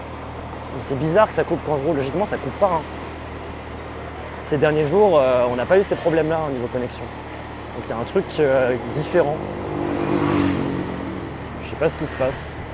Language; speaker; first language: French; native; French